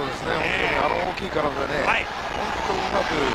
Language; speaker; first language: Japanese; native; Japanese